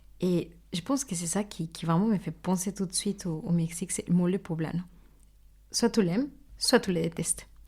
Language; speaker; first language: French; non-native, fluent; Spanish